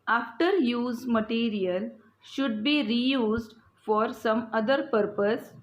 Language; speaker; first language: English; non-native, local second language; Marathi